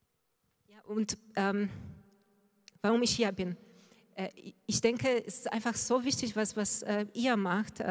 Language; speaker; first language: German; non-native, fluent; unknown